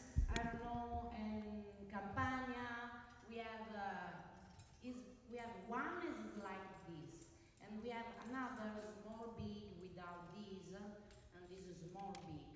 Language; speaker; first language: English; non-native, learner; Italian